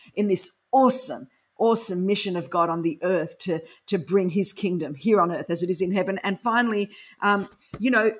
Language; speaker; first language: English; non-native, local second language; Greek